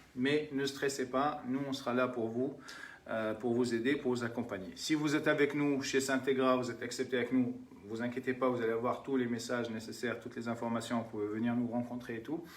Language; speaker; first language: French; non-native, local second language; Arabic